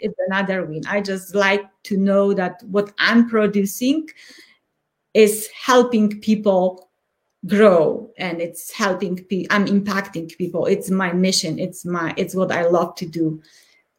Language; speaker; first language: English; non-native, fluent; Polish